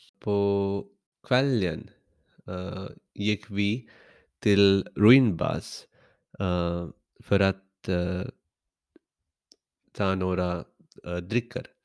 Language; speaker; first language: Swedish; non-native, learner; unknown